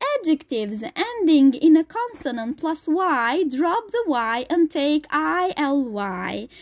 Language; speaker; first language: English; non-native, fluent; Albanian